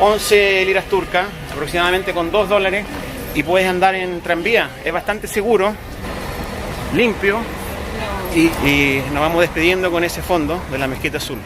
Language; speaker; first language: Spanish; native; Spanish